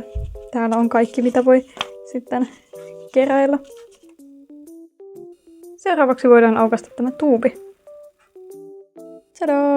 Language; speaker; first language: Finnish; native; Finnish